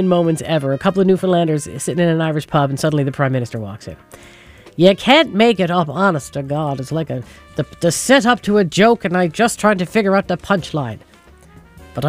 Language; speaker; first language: English; native; English